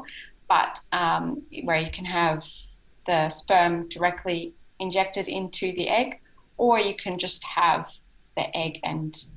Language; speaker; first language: English; native; English